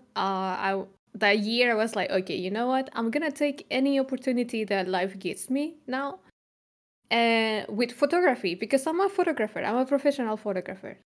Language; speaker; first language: English; non-native, fluent; Spanish